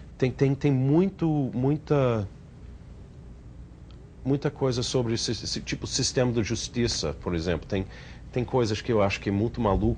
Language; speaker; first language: Portuguese; non-native, fluent; English